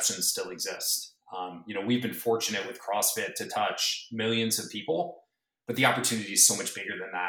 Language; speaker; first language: English; native; English